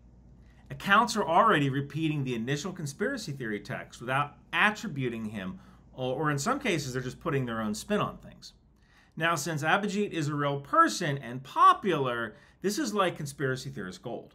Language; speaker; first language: English; native; English